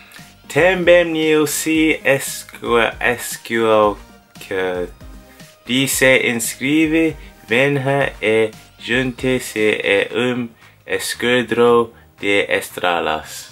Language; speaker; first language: Portuguese; non-native, learner; English